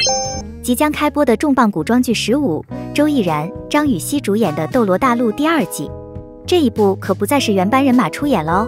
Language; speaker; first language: Chinese; native; Chinese